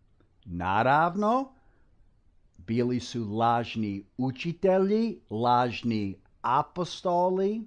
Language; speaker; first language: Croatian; non-native, fluent; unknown